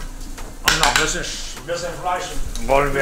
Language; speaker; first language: German; early bilingual, other home language; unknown